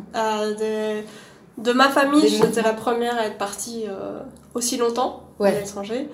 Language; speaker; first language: French; native; French